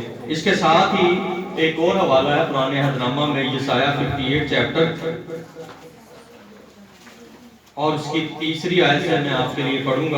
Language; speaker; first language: Urdu; native; Urdu